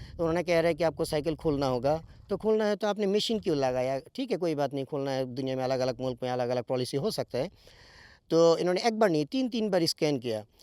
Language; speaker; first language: Urdu; non-native, fluent; Bangla